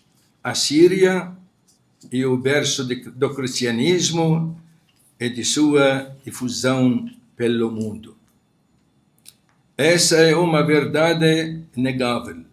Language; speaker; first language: Portuguese; non-native, fluent; Arabic